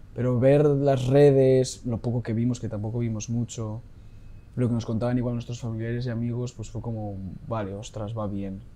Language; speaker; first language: Spanish; native; Spanish